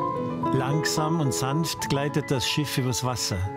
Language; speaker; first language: German; native; German